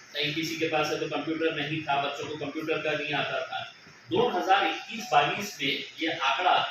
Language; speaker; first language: Hindi; non-native, local second language; Marathi